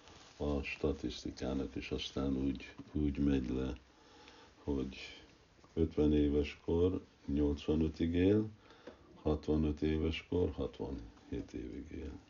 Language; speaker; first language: Hungarian; early bilingual, heritage; Hungarian